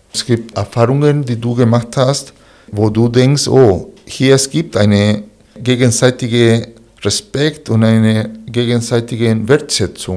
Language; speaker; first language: German; non-native, fluent; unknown